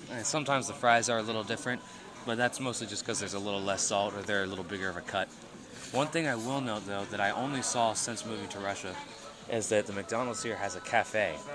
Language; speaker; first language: English; native; English